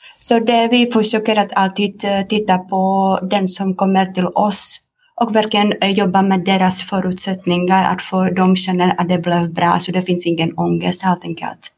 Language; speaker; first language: Swedish; non-native, fluent; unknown